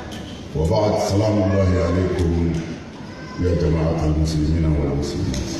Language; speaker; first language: Arabic; non-native, fluent; Bambara